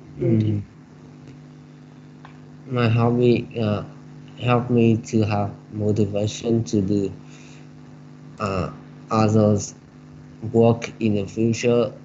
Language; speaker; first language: English; non-native, learner; Vietnamese